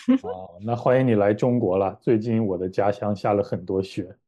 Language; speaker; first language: Chinese; native; Chinese